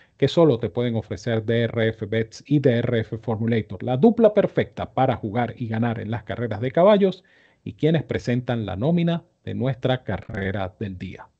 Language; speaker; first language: Spanish; native; Spanish